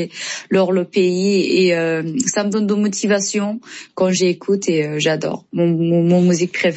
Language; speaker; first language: French; non-native, learner; Persian